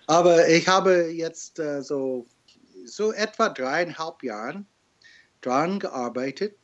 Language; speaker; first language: German; non-native, fluent; English